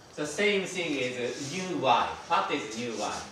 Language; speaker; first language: English; non-native, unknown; Japanese